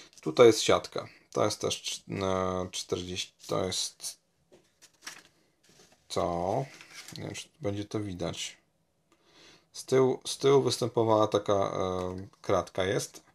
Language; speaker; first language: Polish; native; Polish